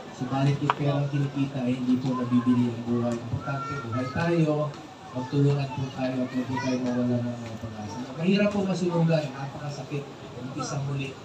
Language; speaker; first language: Filipino; non-native, local second language; Cebuano